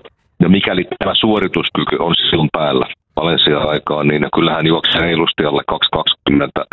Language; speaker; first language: Finnish; native; Finnish